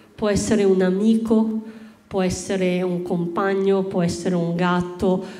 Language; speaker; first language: Italian; native; Italian